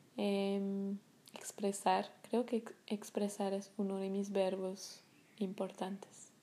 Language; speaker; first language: Spanish; non-native, fluent; French